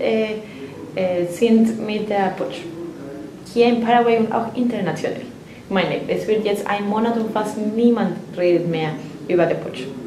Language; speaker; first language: German; non-native, fluent; Spanish